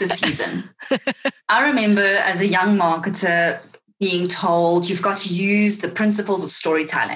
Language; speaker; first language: English; non-native, local second language; Afrikaans